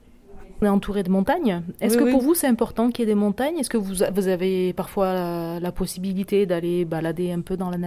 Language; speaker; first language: French; native; French